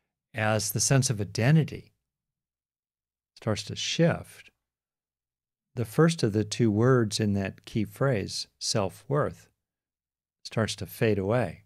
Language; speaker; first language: English; native; English